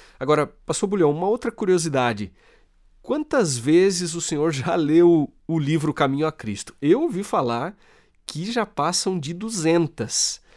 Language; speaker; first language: Portuguese; native; Portuguese